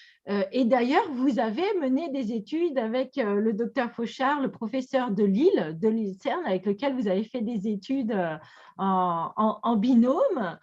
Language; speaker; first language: French; native; French